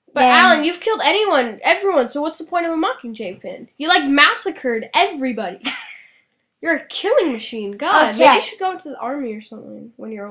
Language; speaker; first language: English; native; English